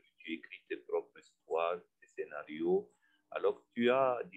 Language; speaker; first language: French; non-native, fluent; Arabic